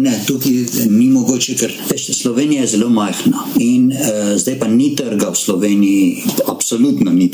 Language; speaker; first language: Slovenian; non-native, learner; Armenian